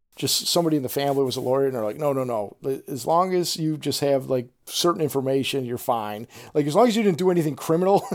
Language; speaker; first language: English; native; English